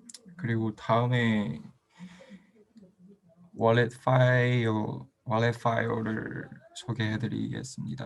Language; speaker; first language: Korean; non-native, fluent; Chinese